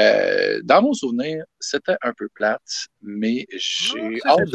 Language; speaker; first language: French; native; French